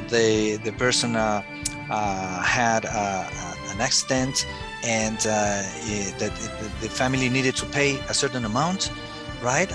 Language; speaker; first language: English; non-native, fluent; Spanish